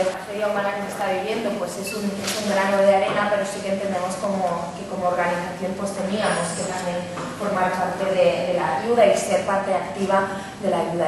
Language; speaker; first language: Spanish; native; Spanish